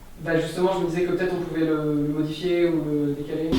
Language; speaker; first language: French; native; French